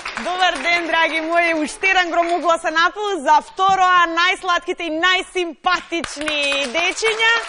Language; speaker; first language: Macedonian; native; Macedonian